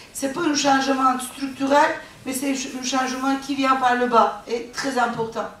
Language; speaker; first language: French; non-native, fluent; Turkish